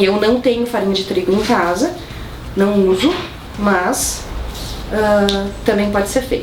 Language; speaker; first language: Portuguese; native; Portuguese